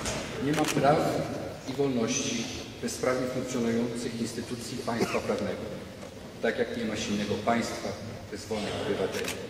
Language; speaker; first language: Polish; native; Polish